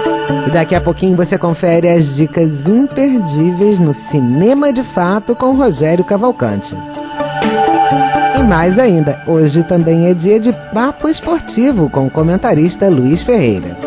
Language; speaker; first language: Portuguese; native; Portuguese